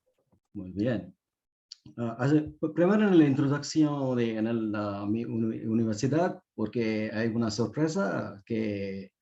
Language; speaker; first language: Spanish; non-native, learner; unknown